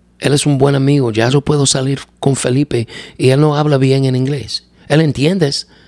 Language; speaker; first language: Spanish; non-native, learner; English